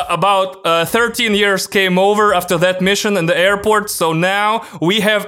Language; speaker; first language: English; non-native, fluent; Russian